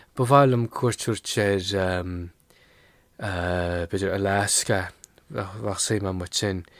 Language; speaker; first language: Irish; non-native, local second language; English